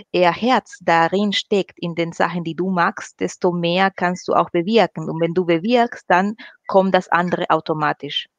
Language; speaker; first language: German; non-native, fluent; Spanish